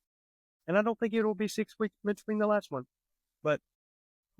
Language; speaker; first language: English; native; English